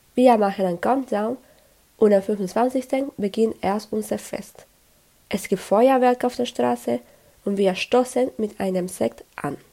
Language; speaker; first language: German; non-native, fluent; Spanish